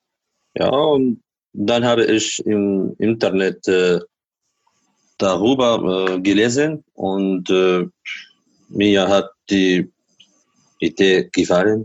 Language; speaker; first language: German; non-native, learner; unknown